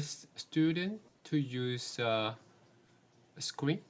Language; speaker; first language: English; non-native, learner; Korean